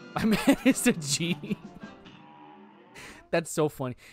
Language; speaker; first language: English; native; English